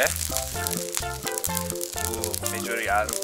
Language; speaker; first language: Korean; non-native, learner; English